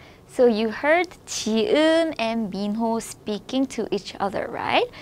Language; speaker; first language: English; non-native, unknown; Korean